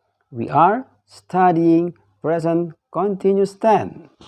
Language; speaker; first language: English; non-native, fluent; Indonesian